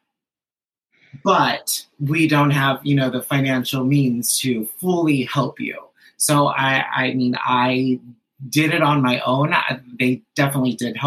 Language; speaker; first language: English; early bilingual, other home language; Spanish